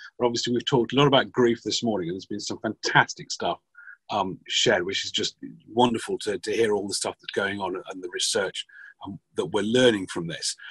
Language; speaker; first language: English; native; English